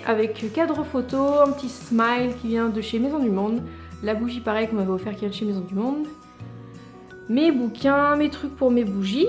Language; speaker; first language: French; native; French